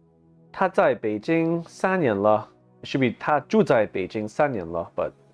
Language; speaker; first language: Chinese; non-native, learner; English